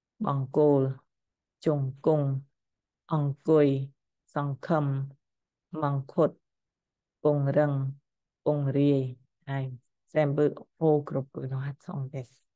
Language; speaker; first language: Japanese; non-native, fluent; Khmer